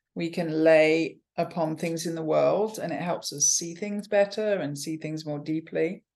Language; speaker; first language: English; native; English